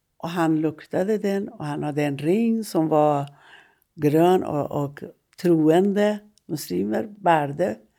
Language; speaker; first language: Swedish; non-native, fluent; Persian